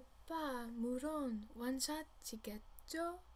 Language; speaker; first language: Korean; non-native, learner; English